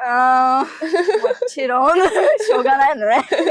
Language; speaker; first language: Japanese; non-native, learner; Ukrainian